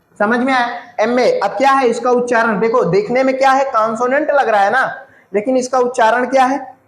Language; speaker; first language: Hindi; native; Hindi